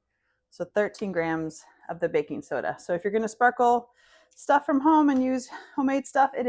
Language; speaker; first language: English; native; English